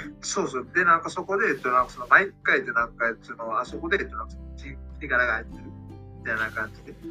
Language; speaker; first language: Japanese; non-native, learner; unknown